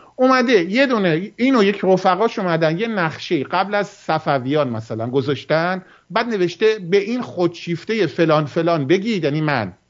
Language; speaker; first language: Persian; early bilingual, heritage; Persian